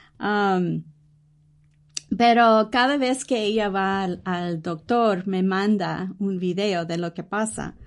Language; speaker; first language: Spanish; early bilingual, heritage; English